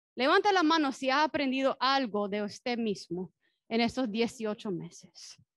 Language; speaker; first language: Spanish; non-native, fluent; English